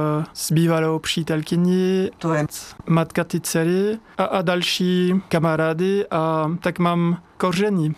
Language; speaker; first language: Czech; non-native, learner; French